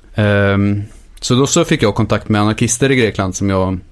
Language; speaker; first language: Swedish; native; Swedish